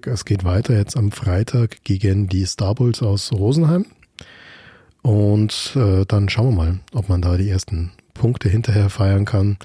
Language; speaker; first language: German; native; German